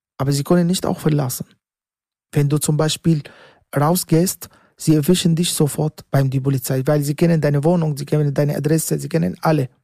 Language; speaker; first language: German; non-native, learner; Arabic